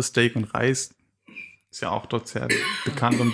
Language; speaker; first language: German; native; German